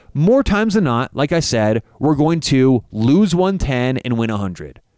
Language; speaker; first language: English; native; English